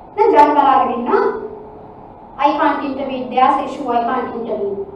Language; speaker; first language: English; non-native, local second language; Sinhala